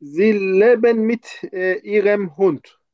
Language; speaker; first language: German; non-native, learner; Turkish